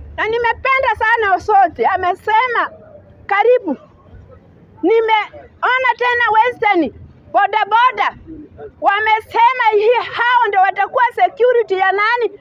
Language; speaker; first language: Swahili; non-native, local second language; Luyia